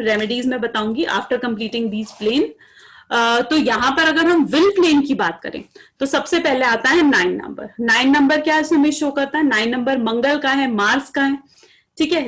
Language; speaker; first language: Hindi; native; Hindi